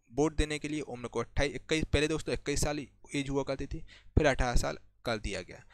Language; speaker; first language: Hindi; native; Hindi